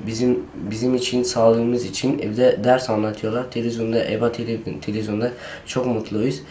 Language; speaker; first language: Turkish; non-native, learner; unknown